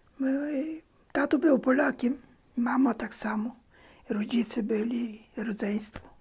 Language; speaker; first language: Polish; early bilingual, heritage; Polish